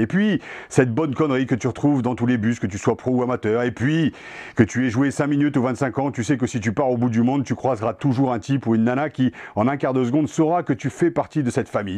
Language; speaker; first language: French; native; French